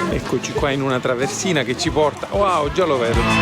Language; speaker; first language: Italian; native; Italian